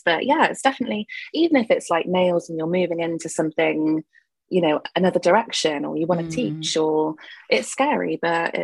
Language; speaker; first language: English; native; English